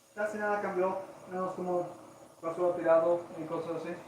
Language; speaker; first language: Spanish; early bilingual, heritage; Spanish